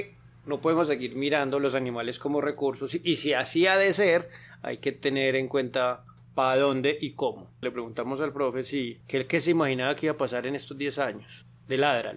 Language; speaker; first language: Spanish; native; Spanish